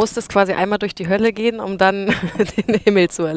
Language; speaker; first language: German; native; German